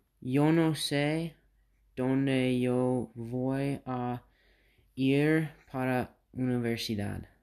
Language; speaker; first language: Spanish; non-native, learner; English